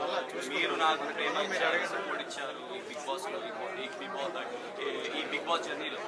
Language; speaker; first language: Telugu; non-native, learner; Hindi